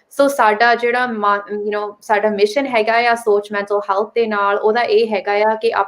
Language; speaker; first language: Punjabi; early bilingual, heritage; Punjabi